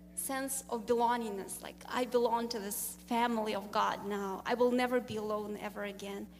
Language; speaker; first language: English; non-native, fluent; Russian